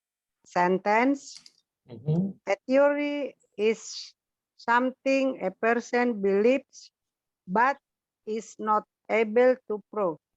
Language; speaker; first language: English; non-native, learner; Indonesian